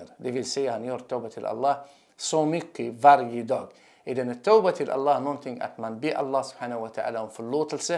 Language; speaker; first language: Swedish; non-native, fluent; Arabic